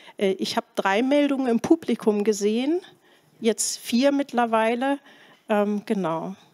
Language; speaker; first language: German; native; German